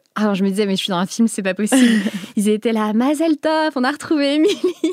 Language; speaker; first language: French; native; French